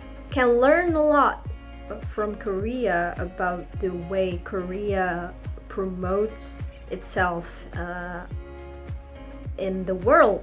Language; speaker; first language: English; non-native, fluent; Indonesian